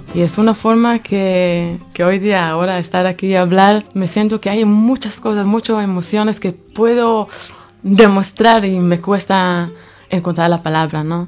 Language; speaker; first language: Spanish; non-native, fluent; Hebrew